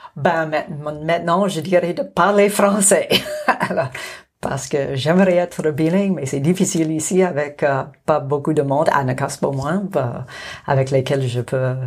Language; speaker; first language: French; non-native, local second language; English